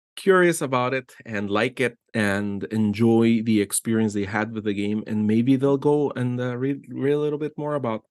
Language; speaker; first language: English; non-native, fluent; Spanish